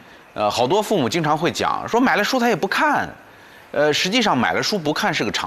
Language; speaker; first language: Chinese; native; Chinese